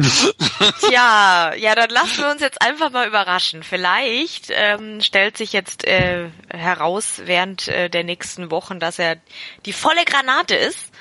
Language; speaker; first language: German; native; German